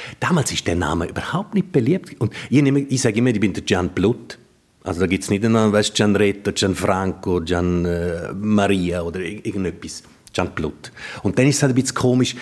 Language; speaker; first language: German; native; German